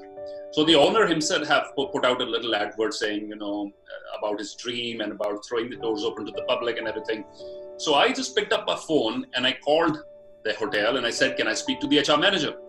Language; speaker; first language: English; non-native, local second language; Punjabi